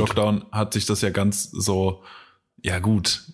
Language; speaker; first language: German; native; German